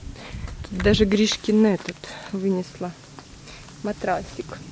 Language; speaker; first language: Russian; native; Russian